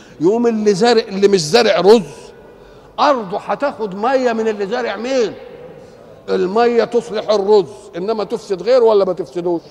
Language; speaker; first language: Arabic; native; Arabic